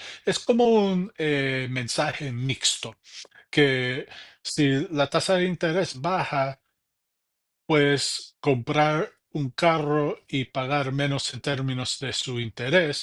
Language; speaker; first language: Spanish; early bilingual, heritage; English